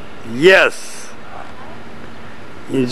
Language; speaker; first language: English; non-native, learner; Russian